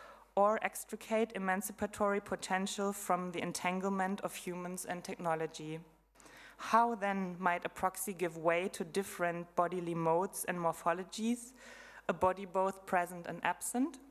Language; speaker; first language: English; non-native, fluent; German